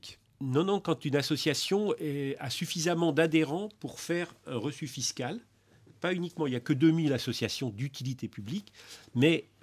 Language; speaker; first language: French; native; French